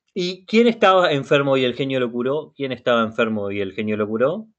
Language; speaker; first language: Spanish; native; Spanish